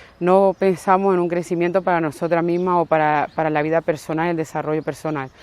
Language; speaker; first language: Spanish; native; Spanish